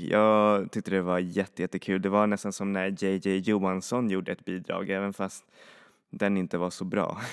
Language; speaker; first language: Swedish; native; Swedish